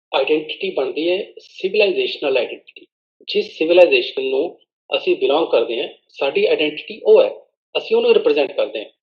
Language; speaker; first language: Hindi; non-native, local second language; Punjabi